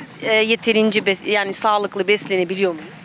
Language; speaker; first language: Turkish; native; Turkish